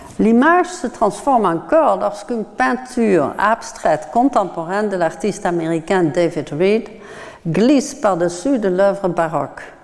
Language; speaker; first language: French; non-native, fluent; Dutch